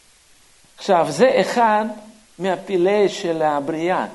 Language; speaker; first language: Hebrew; non-native, fluent; Russian